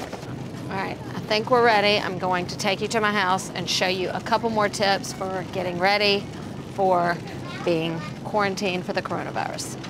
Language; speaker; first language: English; native; English